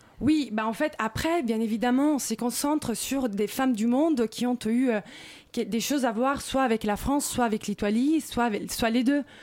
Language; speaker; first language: French; non-native, fluent; Italian